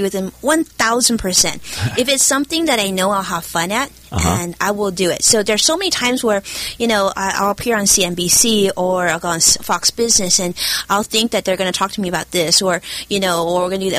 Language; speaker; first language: English; early bilingual, other home language; Chinese